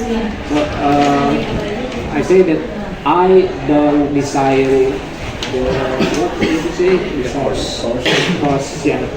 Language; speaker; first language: English; non-native, learner; Indonesian